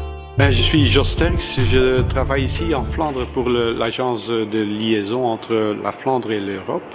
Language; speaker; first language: French; non-native, local second language; Dutch